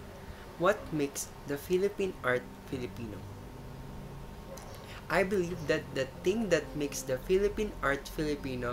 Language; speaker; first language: English; non-native, local second language; Filipino